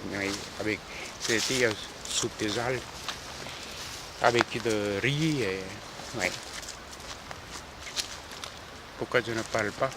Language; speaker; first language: French; non-native, fluent; Korean